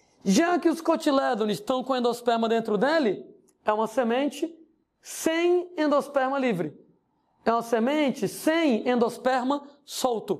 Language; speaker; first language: Portuguese; native; Portuguese